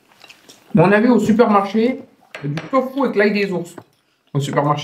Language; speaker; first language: French; native; French